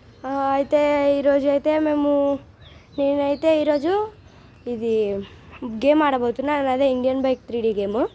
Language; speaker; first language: Telugu; native; Telugu